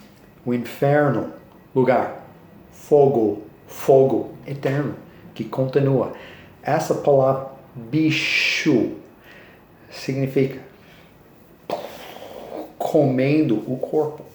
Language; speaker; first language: Portuguese; non-native, learner; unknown